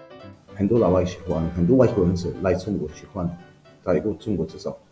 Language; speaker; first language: Chinese; non-native, learner; Arabic